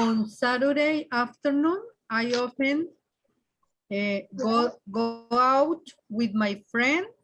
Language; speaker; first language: English; non-native, learner; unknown